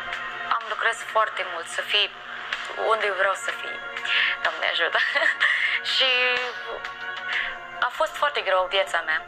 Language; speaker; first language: Romanian; non-native, learner; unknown